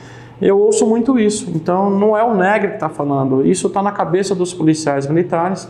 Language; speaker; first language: Portuguese; native; Portuguese